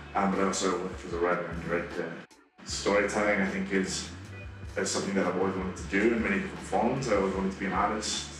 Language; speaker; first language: English; native; English